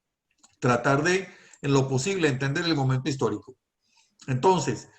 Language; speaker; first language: Spanish; native; Spanish